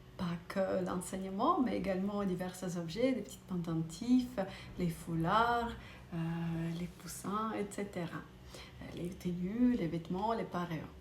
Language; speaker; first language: French; non-native, fluent; Russian